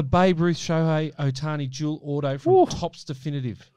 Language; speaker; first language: English; native; English